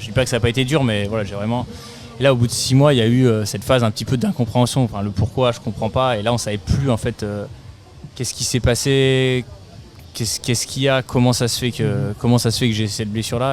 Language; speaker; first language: French; native; French